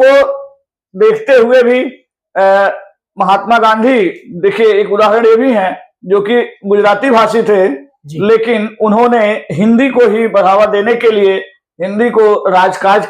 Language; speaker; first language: Hindi; native; Hindi